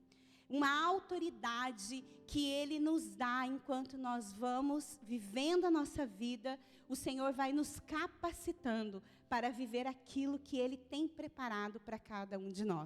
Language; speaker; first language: Portuguese; native; Portuguese